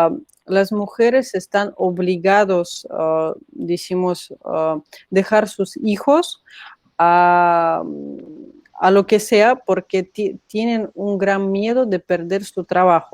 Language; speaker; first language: Spanish; non-native, fluent; Russian